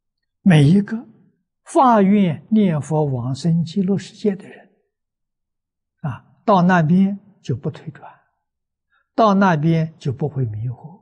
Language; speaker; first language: Chinese; native; Chinese